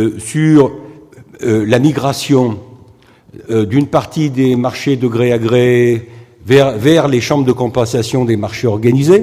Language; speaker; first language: French; native; French